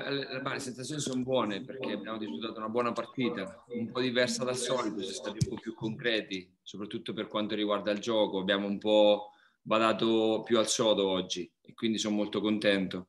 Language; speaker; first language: Italian; native; Italian